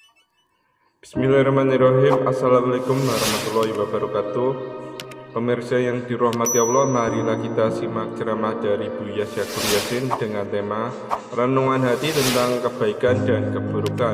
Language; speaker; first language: Indonesian; native; Indonesian